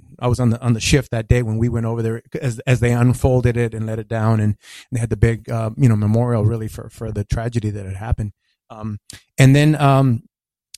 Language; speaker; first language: English; early bilingual, other home language; Spanish